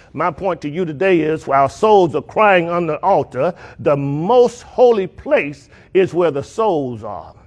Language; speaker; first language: English; native; English